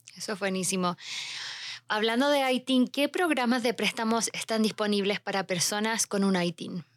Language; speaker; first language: Spanish; native; Spanish